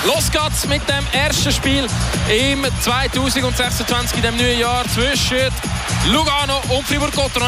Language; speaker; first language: German; native; German